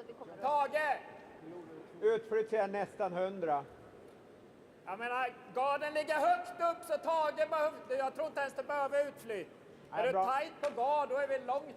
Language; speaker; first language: Swedish; native; Swedish